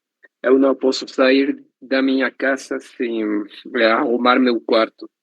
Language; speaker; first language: Portuguese; non-native, learner; Spanish